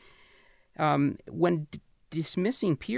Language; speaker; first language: English; native; English